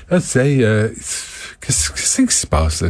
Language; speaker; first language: French; native; French